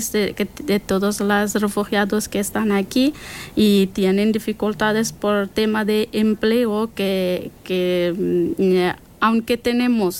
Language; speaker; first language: Spanish; non-native, learner; Persian